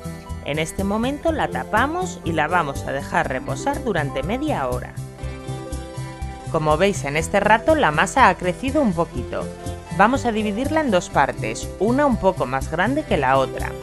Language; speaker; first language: Spanish; native; Spanish